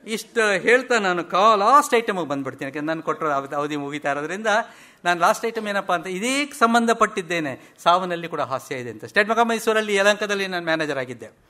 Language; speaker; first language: Kannada; native; Kannada